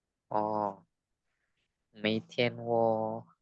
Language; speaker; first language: Chinese; non-native, learner; Indonesian